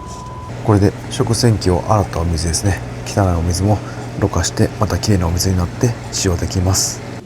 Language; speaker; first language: Japanese; native; Japanese